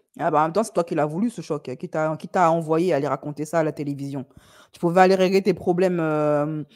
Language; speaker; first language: French; native; French